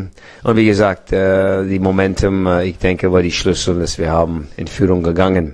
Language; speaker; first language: German; non-native, fluent; English